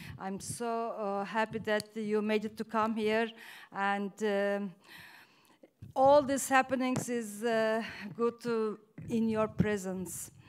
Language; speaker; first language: English; non-native, fluent; Turkish